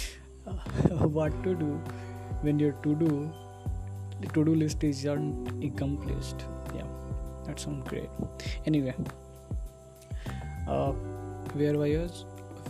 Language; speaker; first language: English; non-native, local second language; Hindi